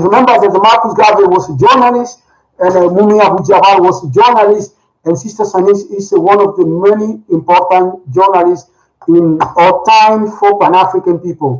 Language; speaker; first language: English; non-native, learner; Spanish